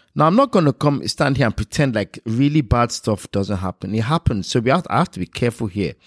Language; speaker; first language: English; non-native, local second language; Yoruba